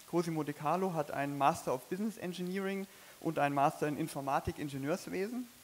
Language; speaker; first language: German; native; German